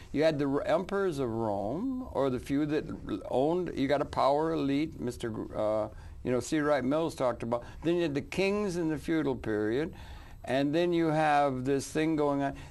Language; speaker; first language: English; native; English